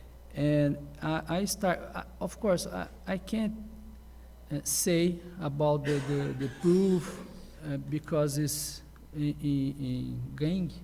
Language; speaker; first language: English; non-native, learner; Portuguese